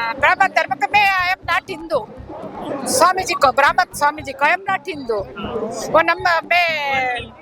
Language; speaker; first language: Hindi; non-native, local second language; Kannada